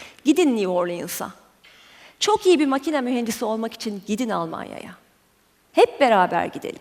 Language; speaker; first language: Turkish; native; Turkish